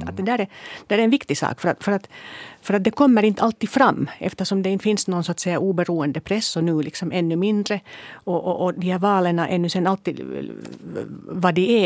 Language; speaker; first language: Swedish; native; Swedish